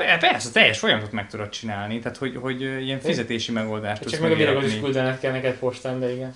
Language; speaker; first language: Hungarian; native; Hungarian